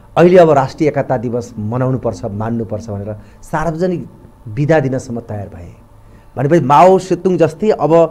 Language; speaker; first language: Nepali; native; Nepali